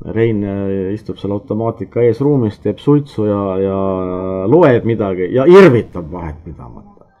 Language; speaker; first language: Estonian; non-native, local second language; Russian